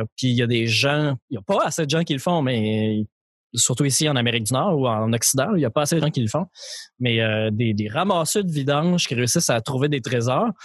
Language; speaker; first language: French; native; French